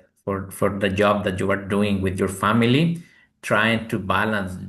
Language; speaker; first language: English; non-native, learner; Spanish